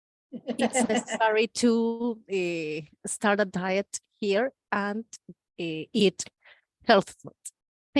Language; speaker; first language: English; non-native, learner; Spanish